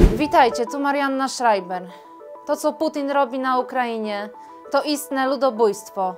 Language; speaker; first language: Polish; native; Polish